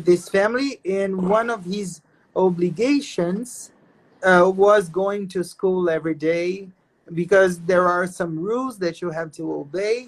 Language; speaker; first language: English; non-native, fluent; Portuguese